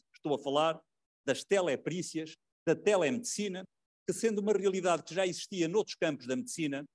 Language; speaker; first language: Portuguese; native; Portuguese